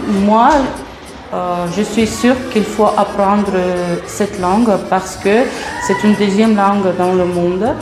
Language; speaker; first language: French; non-native, fluent; Russian